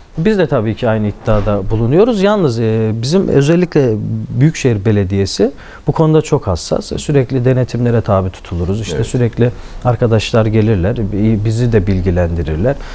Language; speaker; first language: Turkish; native; Turkish